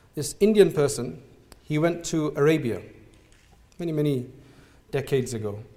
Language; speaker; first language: English; native; English